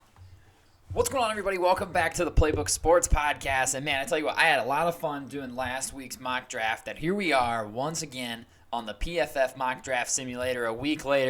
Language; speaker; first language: English; native; English